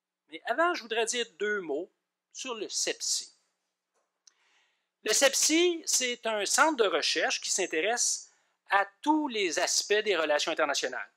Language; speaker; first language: French; native; French